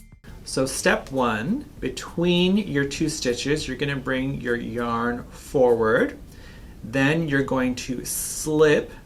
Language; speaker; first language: English; native; English